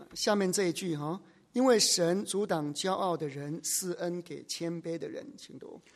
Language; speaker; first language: Chinese; native; Chinese